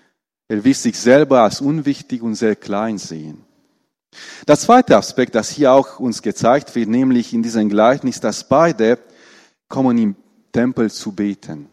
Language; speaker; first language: German; non-native, fluent; Romanian